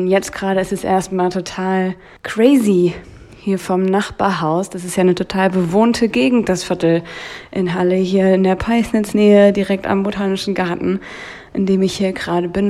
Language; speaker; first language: German; native; German